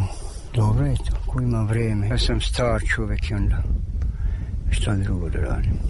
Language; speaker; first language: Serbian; non-native, local second language; Hungarian